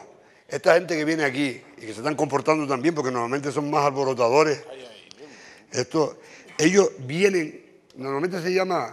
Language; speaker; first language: Spanish; native; Spanish